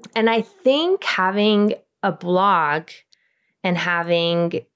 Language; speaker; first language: English; non-native, fluent; Romanian